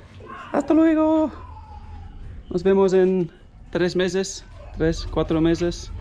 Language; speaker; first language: Spanish; non-native, learner; Danish